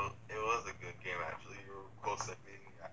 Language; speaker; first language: English; native; English